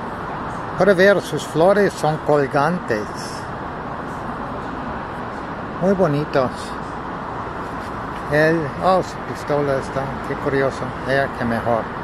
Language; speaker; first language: Spanish; non-native, learner; English